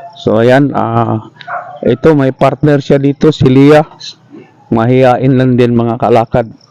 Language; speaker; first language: Filipino; non-native, local second language; Cebuano